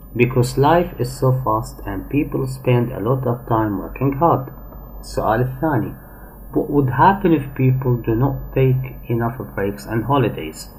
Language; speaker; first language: English; non-native, fluent; Arabic